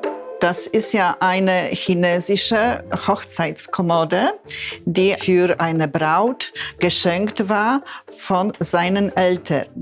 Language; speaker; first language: German; non-native, fluent; Polish